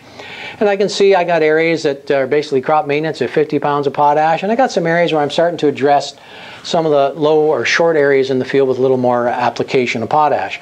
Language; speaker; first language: English; native; English